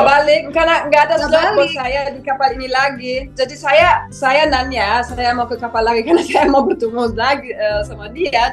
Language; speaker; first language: Indonesian; non-native, fluent; German